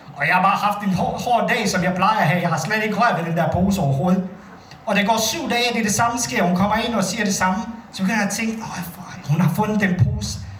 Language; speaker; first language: Danish; early bilingual, other home language; Bosnian